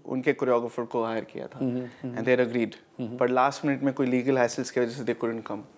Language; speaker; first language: Hindi; native; Hindi